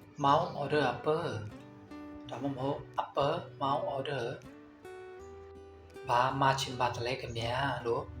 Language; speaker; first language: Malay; non-native, learner; Burmese